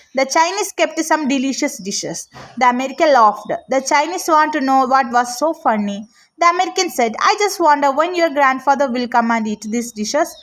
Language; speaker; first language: English; non-native, local second language; Malayalam